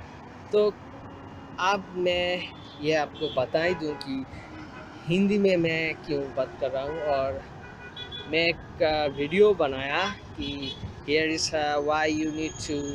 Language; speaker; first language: Hindi; non-native, learner; Bangla